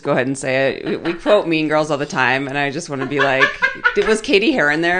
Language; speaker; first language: English; native; English